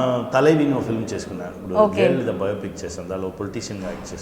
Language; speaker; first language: Telugu; non-native, local second language; Tamil